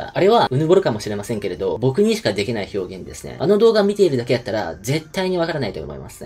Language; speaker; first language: Japanese; native; Japanese